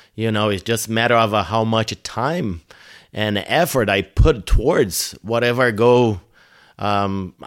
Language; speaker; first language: English; non-native, fluent; Portuguese